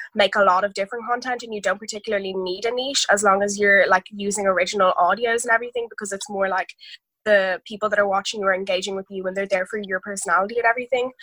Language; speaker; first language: English; native; English